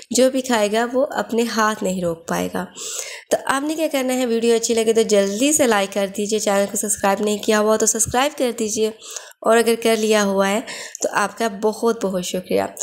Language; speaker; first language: Urdu; native; Urdu